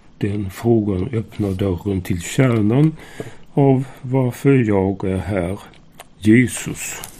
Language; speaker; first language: Swedish; native; Swedish